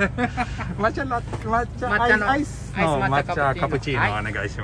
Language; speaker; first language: Japanese; non-native, fluent; Swedish